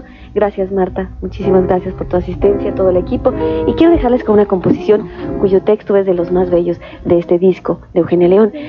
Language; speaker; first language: Spanish; native; Spanish